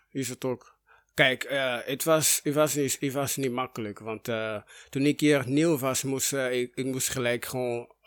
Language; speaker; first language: Dutch; early bilingual, other home language; Portuguese